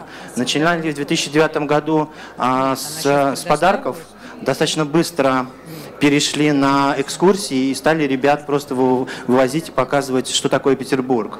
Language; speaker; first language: Russian; native; Russian